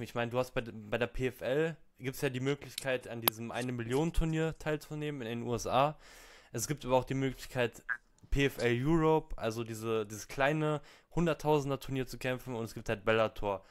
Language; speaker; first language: German; native; German